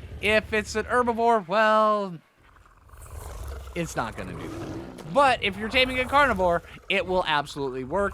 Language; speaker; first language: English; native; English